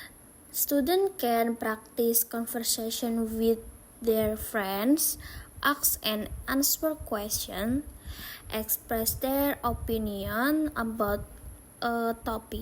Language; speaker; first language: English; non-native, learner; Indonesian